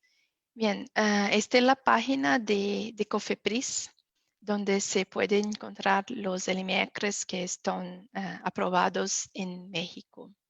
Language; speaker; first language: Spanish; non-native, fluent; Portuguese